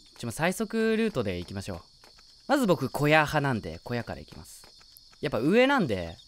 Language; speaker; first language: Japanese; native; Japanese